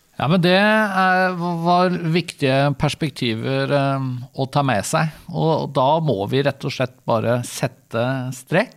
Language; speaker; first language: Norwegian; native; Norwegian